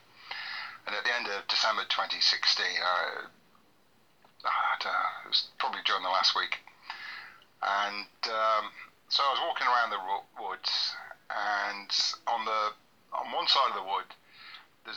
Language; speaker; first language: English; native; English